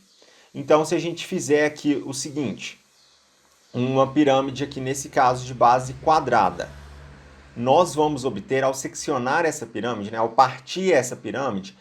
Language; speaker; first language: Portuguese; native; Portuguese